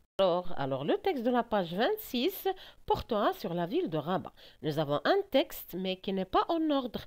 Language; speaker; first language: French; non-native, local second language; Arabic